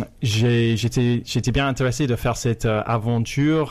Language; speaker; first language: French; non-native, fluent; English